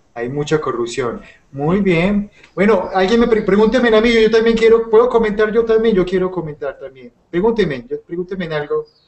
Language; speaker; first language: Spanish; native; Spanish